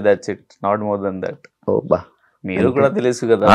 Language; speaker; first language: Telugu; non-native, learner; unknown